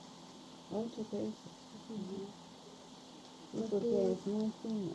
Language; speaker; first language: Spanish; non-native, learner; English